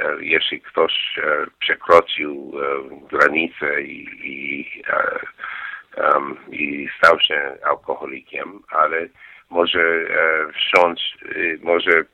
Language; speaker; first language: Polish; non-native, learner; English